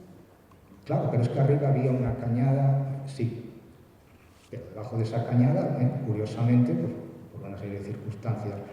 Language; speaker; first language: Spanish; native; Spanish